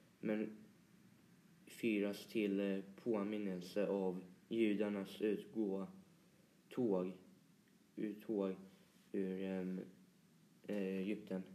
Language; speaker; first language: Swedish; early bilingual, other home language; Polish